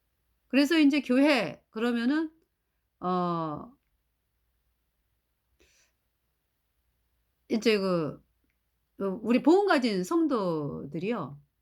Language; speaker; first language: Korean; native; Korean